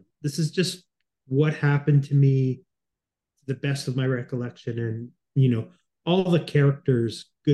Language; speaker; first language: English; native; English